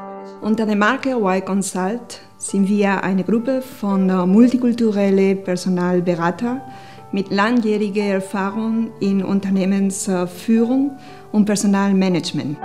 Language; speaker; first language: German; non-native, fluent; Spanish